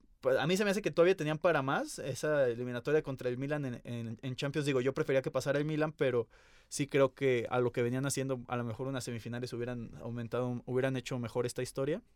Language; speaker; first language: Spanish; native; Spanish